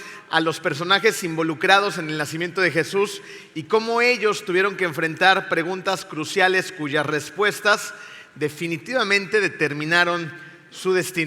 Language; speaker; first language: Spanish; native; Spanish